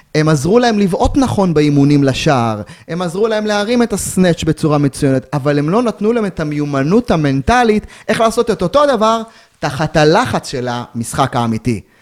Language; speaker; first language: Hebrew; native; Hebrew